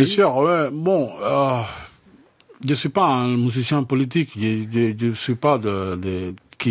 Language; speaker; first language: French; non-native, learner; Spanish